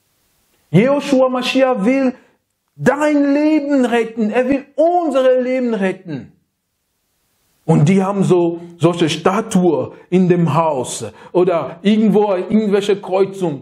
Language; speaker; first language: German; non-native, fluent; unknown